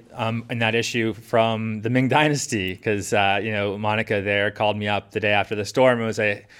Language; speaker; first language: English; native; English